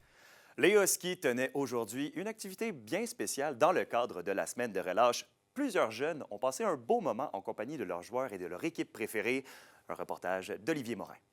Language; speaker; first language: French; native; French